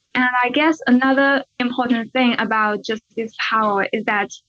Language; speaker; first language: English; non-native, fluent; Chinese